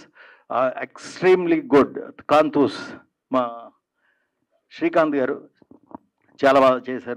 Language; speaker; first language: Telugu; native; Telugu